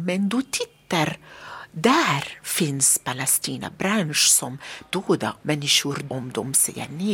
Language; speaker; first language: Swedish; non-native, learner; Arabic